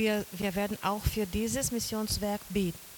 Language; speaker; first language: German; non-native, learner; Portuguese